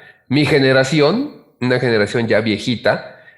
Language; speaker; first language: Spanish; native; Spanish